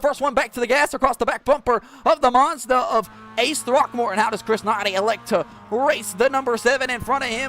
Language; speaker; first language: English; native; English